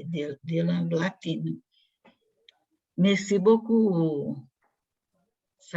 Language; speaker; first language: French; non-native, fluent; Portuguese